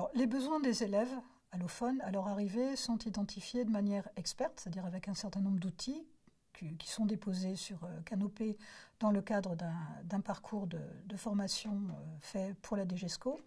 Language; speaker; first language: French; native; French